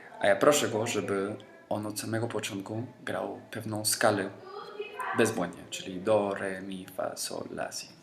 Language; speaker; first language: Polish; non-native, fluent; Spanish